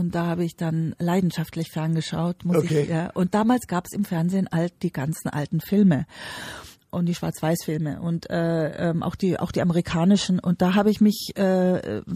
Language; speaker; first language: German; native; German